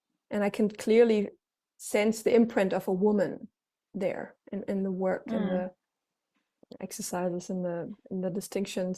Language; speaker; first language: English; non-native, fluent; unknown